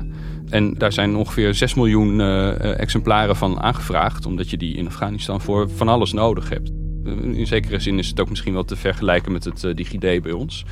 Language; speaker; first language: Dutch; native; Dutch